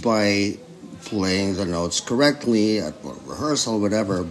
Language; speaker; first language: English; non-native, local second language; Filipino